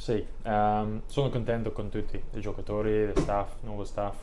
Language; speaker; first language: Italian; non-native, learner; English